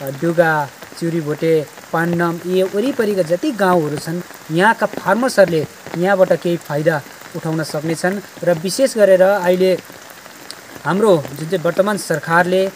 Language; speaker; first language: Nepali; native; Nepali